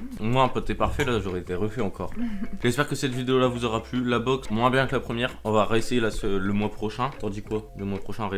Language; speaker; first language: French; native; French